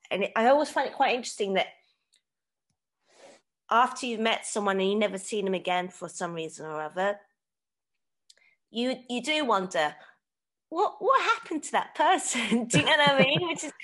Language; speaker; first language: English; native; English